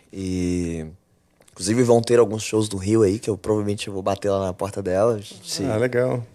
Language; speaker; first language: Portuguese; early bilingual, other home language; French